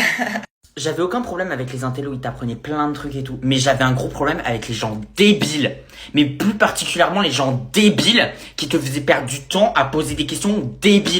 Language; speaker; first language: French; native; French